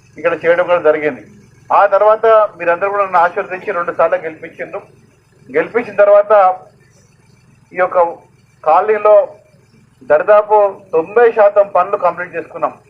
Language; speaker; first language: Telugu; native; Telugu